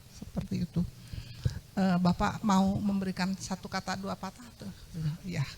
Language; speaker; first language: Indonesian; non-native, local second language; Sundanese